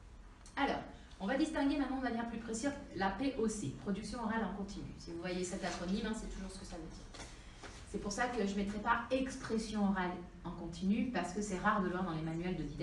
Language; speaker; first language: French; native; French